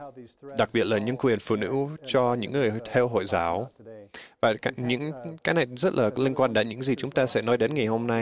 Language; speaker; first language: Vietnamese; non-native, fluent; English